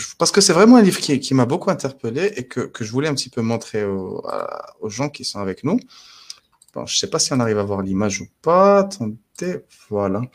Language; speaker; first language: French; non-native, local second language; Arabic